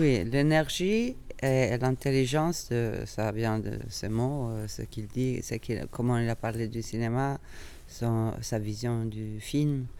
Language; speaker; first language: French; non-native, fluent; Italian